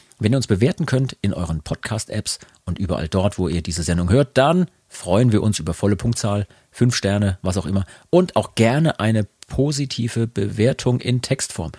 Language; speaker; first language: German; native; German